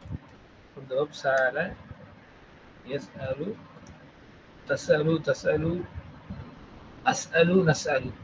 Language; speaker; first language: Arabic; non-native, fluent; Tamil